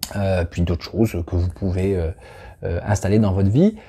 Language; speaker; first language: French; native; French